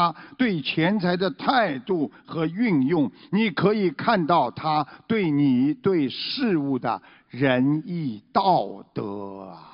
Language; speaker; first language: Chinese; native; Chinese